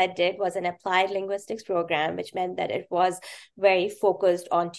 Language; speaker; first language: English; non-native, local second language; Urdu